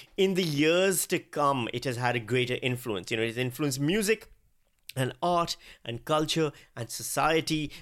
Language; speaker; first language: English; non-native, local second language; Urdu